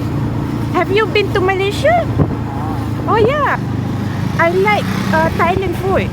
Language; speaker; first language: English; non-native, local second language; Malay